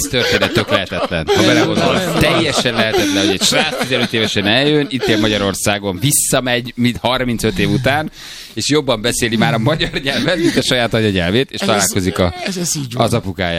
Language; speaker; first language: Hungarian; native; Hungarian